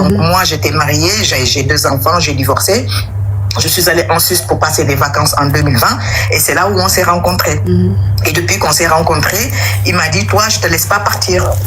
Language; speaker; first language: French; non-native, local second language; Wolof